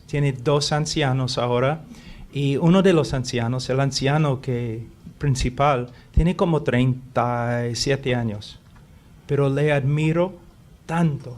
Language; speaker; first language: Spanish; non-native, fluent; English